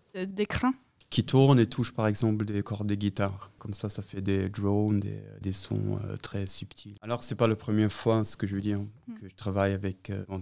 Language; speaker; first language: French; non-native, fluent; German